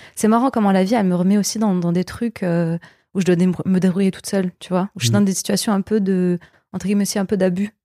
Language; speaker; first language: French; native; French